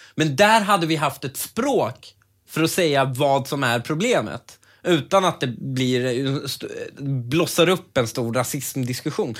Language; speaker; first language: Swedish; early bilingual, other home language; Persian